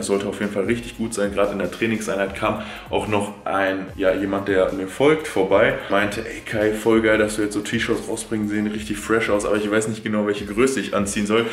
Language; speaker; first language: German; native; German